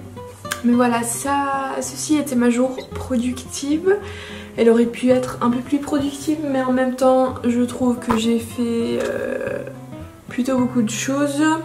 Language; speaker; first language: French; non-native, fluent; Finnish